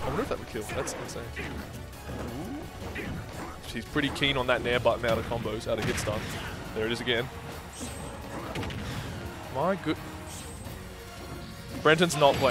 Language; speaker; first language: English; native; English